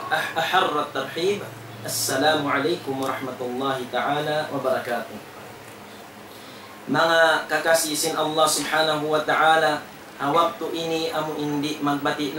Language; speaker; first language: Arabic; non-native, fluent; Tausug